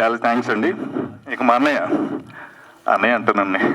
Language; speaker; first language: Telugu; native; Telugu